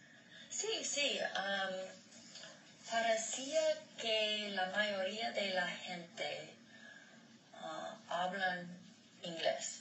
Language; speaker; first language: Spanish; non-native, learner; English